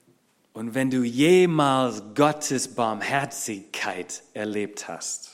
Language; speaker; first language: German; non-native, fluent; English